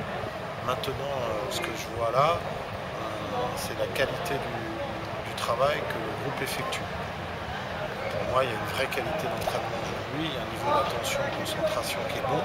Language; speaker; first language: French; native; French